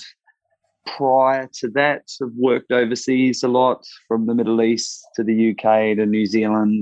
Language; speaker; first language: English; native; English